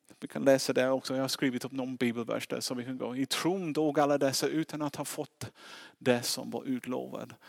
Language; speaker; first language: Swedish; non-native, fluent; English